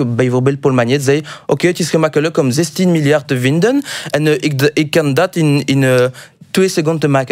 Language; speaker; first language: Dutch; non-native, local second language; French